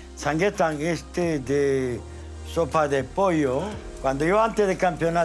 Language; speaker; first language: Spanish; non-native, learner; Korean